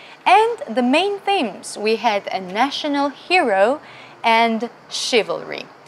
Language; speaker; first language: English; non-native, fluent; Georgian